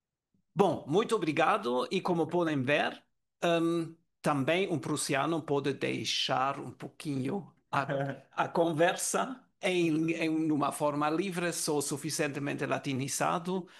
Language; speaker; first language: Portuguese; non-native, learner; German